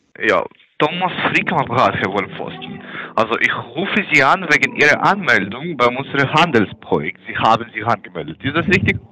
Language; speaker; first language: German; non-native, learner; Russian